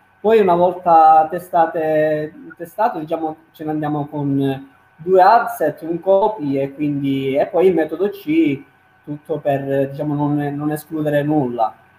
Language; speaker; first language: Italian; native; Italian